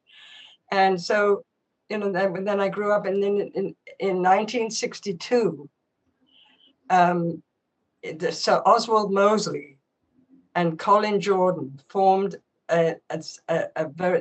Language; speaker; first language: English; native; English